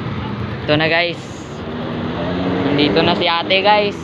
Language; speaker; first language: Filipino; non-native, local second language; Cebuano